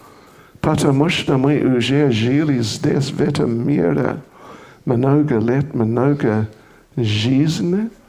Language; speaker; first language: Russian; non-native, fluent; English